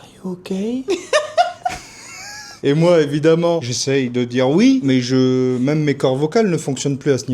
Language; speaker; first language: French; native; French